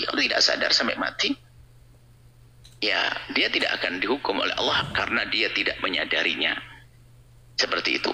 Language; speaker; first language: Indonesian; native; Indonesian